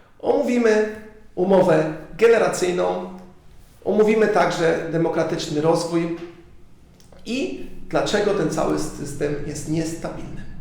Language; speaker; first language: Polish; early bilingual, heritage; Polish